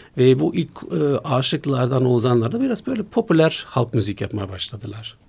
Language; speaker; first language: Turkish; non-native, fluent; German